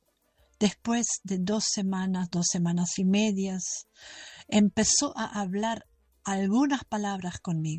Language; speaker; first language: Spanish; non-native, fluent; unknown